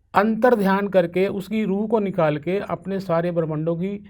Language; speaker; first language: Hindi; non-native, local second language; Punjabi